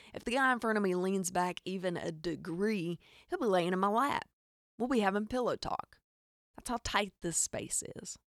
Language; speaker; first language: English; native; English